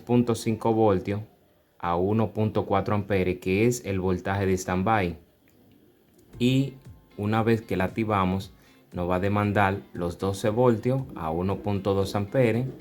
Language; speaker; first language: Spanish; native; Spanish